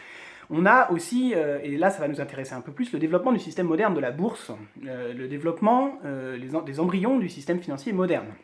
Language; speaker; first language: French; native; French